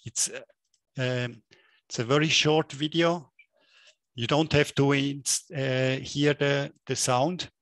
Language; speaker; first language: English; non-native, fluent; German